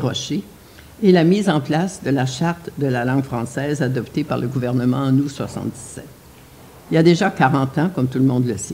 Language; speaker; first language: French; native; French